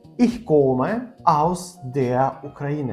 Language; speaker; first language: German; non-native, fluent; Ukrainian